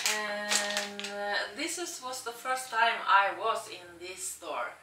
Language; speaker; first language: English; non-native, learner; Norwegian